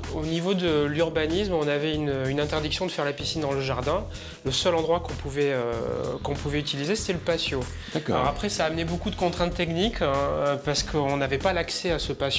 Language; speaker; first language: French; native; French